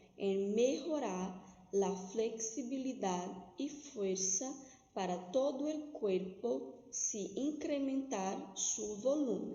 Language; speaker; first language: Spanish; non-native, fluent; Portuguese